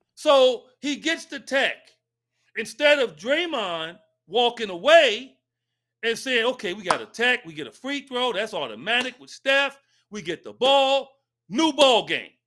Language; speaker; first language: English; native; English